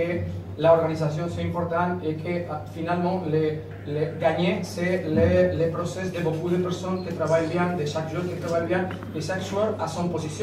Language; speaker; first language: French; non-native, learner; Spanish